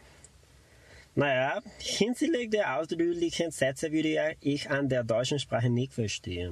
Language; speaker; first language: German; non-native, fluent; Spanish